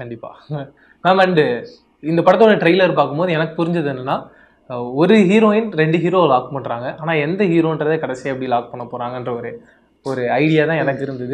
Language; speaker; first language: Tamil; native; Tamil